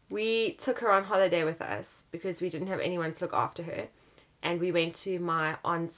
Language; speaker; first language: English; native; English